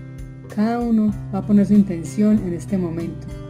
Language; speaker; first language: Spanish; native; Spanish